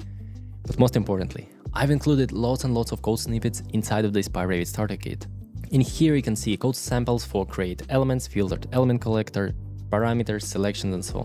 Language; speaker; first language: English; non-native, fluent; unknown